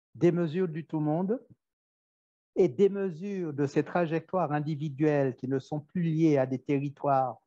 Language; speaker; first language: French; native; French